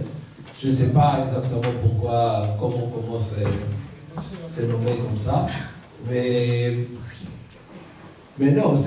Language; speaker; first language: French; non-native, learner; Hebrew